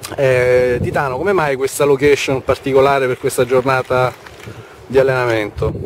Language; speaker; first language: Italian; native; Italian